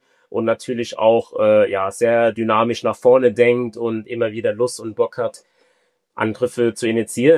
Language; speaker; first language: German; early bilingual, other home language; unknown